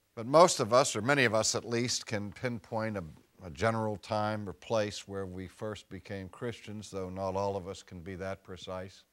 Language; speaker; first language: English; native; English